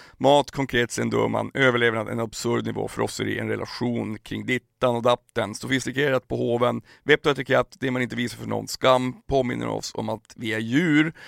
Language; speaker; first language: Swedish; native; Swedish